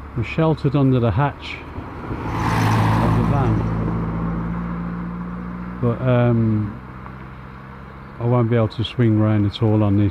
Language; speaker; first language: English; native; English